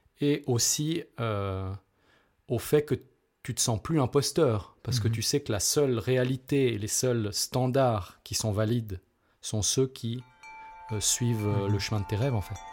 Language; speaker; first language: French; native; French